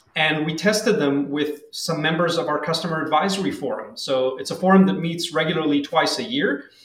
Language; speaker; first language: English; non-native, fluent; Hebrew